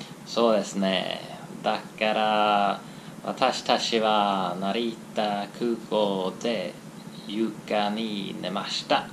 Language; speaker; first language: Japanese; non-native, learner; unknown